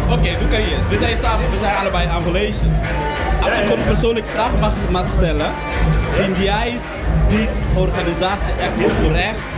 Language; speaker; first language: Dutch; non-native, fluent; Portuguese